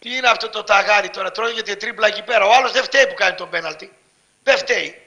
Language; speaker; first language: Greek; native; Greek